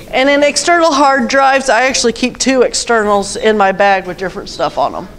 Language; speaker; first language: English; native; English